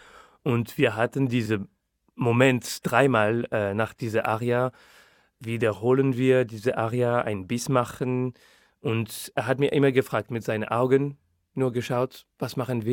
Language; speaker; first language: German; non-native, fluent; French